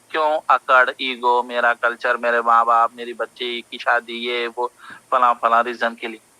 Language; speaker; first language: Urdu; native; Urdu